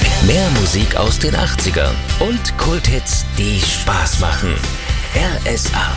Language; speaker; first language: German; native; German